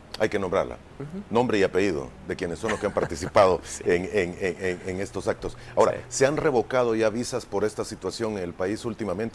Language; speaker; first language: Spanish; native; Spanish